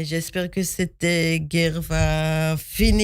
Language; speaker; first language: French; non-native, fluent; Hebrew